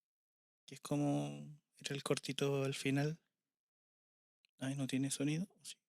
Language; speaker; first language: Spanish; native; Spanish